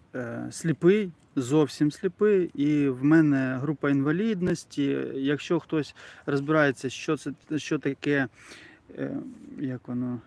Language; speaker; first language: Ukrainian; non-native, local second language; Russian